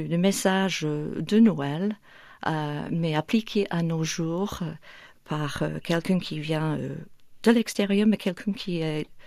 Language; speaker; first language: French; non-native, fluent; English